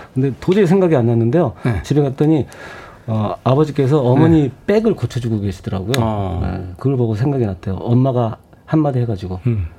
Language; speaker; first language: Korean; native; Korean